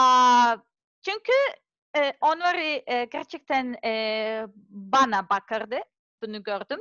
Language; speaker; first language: Turkish; non-native, learner; Serbian